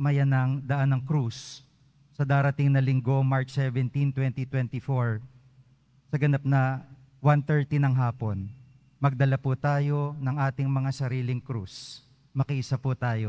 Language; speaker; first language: Filipino; native; Filipino